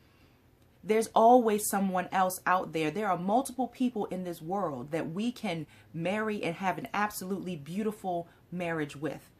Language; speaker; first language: English; native; English